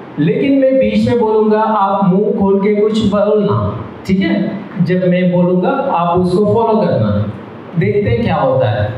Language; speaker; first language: Hindi; non-native, local second language; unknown